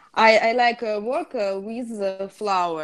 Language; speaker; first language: English; non-native, learner; Russian